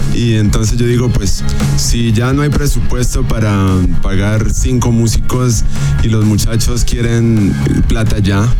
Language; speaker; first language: Spanish; native; Spanish